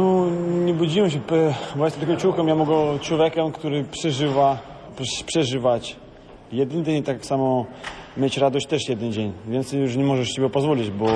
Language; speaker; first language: Polish; non-native, fluent; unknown